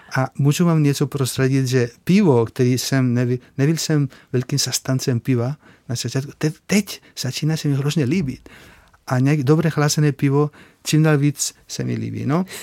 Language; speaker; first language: Czech; non-native, fluent; Spanish